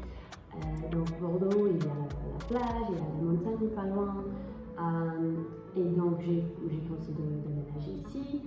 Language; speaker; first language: French; non-native, learner; English